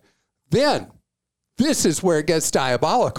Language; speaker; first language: English; native; English